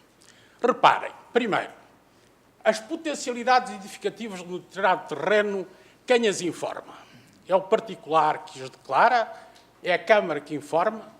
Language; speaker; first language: Portuguese; native; Portuguese